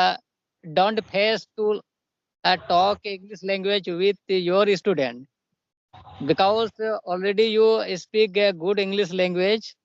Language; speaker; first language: English; non-native, learner; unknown